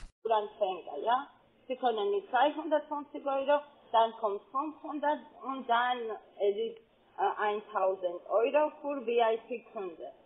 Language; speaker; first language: German; non-native, fluent; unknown